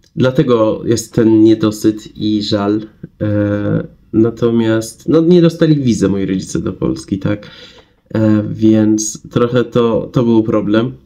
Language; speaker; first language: Polish; non-native, fluent; Persian